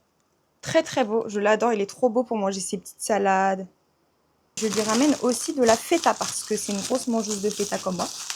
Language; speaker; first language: French; native; French